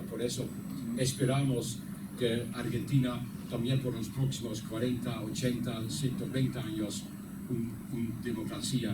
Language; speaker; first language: Spanish; non-native, learner; Dutch